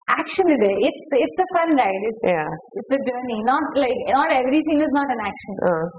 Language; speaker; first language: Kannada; non-native, learner; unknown